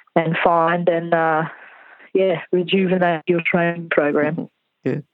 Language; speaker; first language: English; native; English